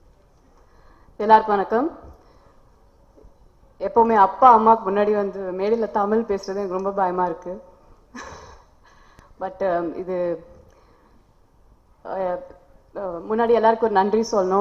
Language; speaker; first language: Tamil; non-native, local second language; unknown